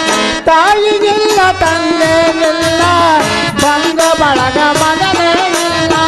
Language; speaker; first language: Kannada; native; Kannada